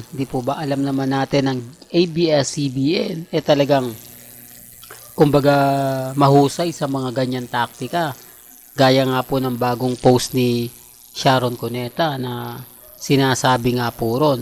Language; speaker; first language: Filipino; native; Filipino